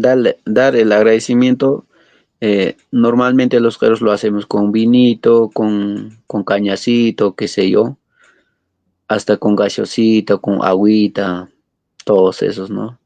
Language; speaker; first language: Spanish; non-native, local second language; Quechua